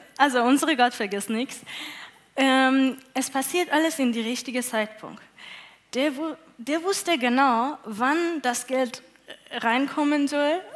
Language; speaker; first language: German; non-native, learner; Persian